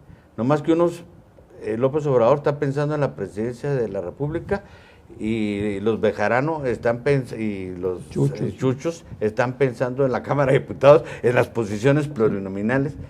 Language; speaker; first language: Spanish; native; Spanish